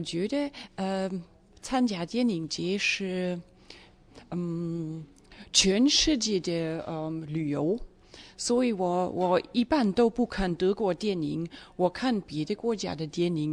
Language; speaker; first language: Chinese; non-native, fluent; German